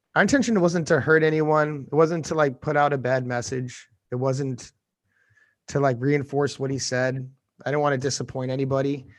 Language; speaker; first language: English; native; English